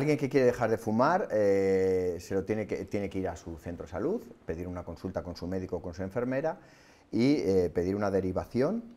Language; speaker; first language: Spanish; native; Spanish